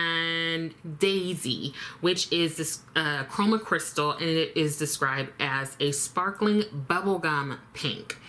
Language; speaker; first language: English; native; English